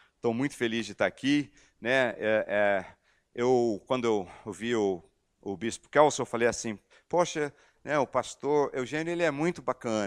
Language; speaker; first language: Portuguese; non-native, fluent; English